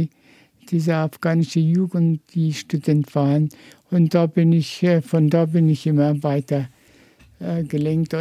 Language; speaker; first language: German; non-native, fluent; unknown